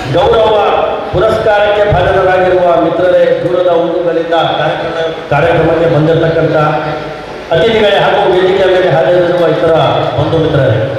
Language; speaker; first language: Kannada; non-native, local second language; Urdu